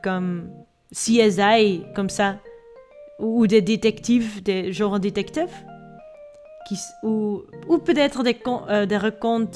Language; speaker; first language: French; non-native, learner; Dutch